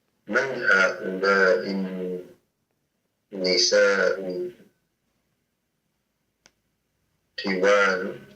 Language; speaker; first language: Arabic; non-native, learner; English